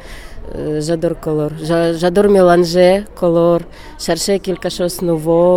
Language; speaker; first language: French; non-native, learner; Ukrainian